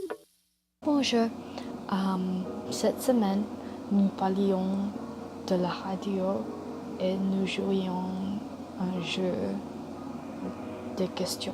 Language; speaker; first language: French; non-native, learner; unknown